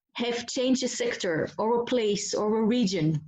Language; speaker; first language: English; non-native, fluent; Dutch